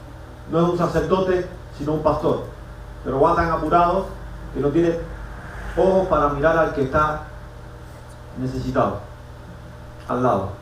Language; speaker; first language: Spanish; native; Spanish